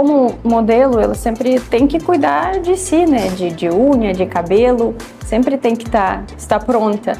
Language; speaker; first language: Portuguese; non-native, fluent; Russian